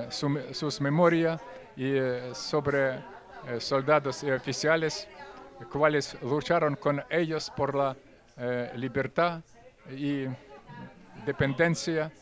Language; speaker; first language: Spanish; non-native, fluent; Russian